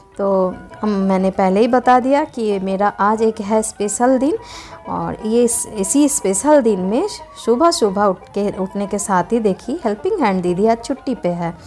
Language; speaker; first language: Hindi; non-native, local second language; Bangla